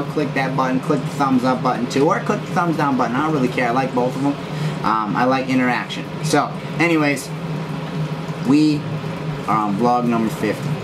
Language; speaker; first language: English; native; English